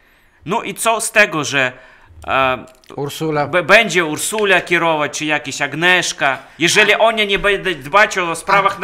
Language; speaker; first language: Polish; non-native, fluent; Russian